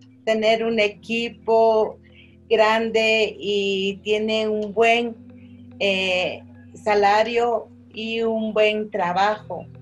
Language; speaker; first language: Spanish; non-native, local second language; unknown